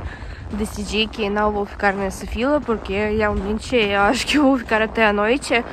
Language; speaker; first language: Portuguese; non-native, fluent; Russian